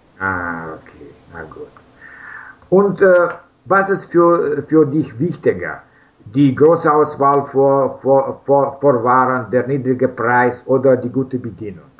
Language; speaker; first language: German; non-native, learner; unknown